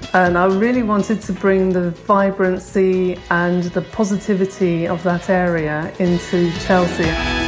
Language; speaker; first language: English; native; English